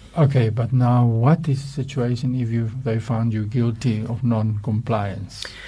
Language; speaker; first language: English; non-native, local second language; Afrikaans